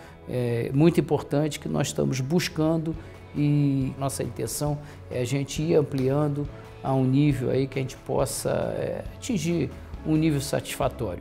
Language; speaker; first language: Portuguese; native; Portuguese